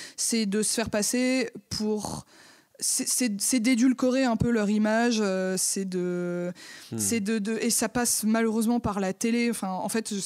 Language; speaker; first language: French; native; French